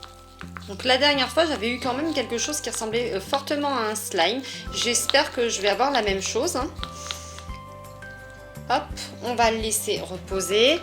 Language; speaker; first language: French; native; French